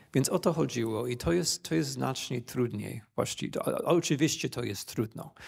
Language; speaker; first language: Polish; non-native, fluent; English